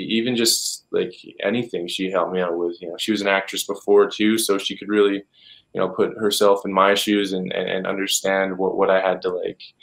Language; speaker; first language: English; native; English